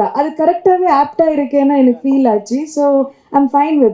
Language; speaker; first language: Tamil; non-native, local second language; Kannada